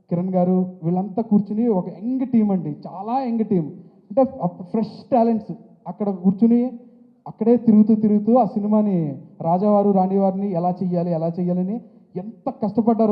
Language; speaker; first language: Telugu; native; Telugu